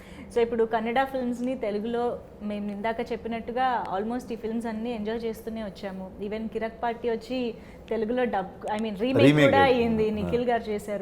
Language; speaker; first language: Telugu; native; Telugu